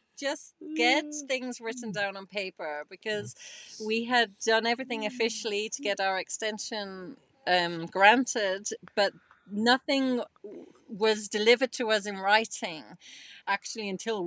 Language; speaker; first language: English; native; English